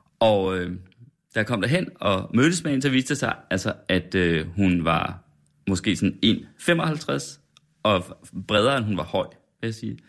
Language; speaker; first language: Danish; native; Danish